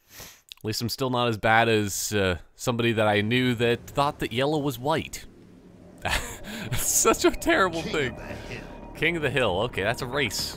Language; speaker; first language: English; native; English